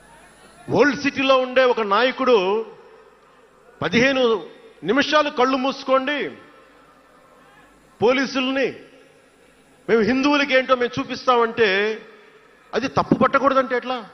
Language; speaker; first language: Telugu; native; Telugu